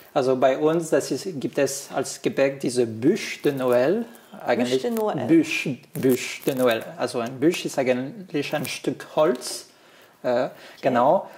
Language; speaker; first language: German; non-native, fluent; French